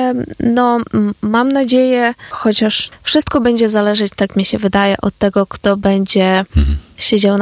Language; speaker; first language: Polish; non-native, fluent; Ukrainian